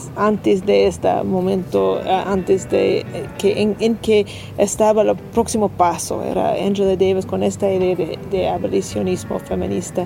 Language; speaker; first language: Spanish; non-native, learner; English